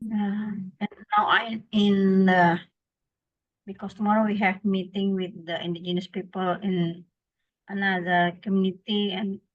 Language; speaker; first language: English; non-native, learner; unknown